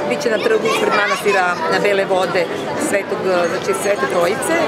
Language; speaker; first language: Serbian; native; Serbian